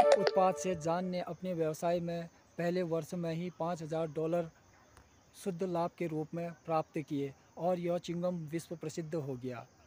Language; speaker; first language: Hindi; native; Hindi